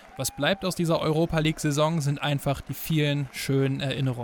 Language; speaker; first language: German; native; German